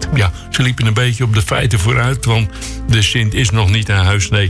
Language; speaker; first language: Dutch; native; Dutch